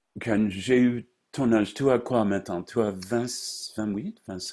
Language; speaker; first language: French; non-native, fluent; English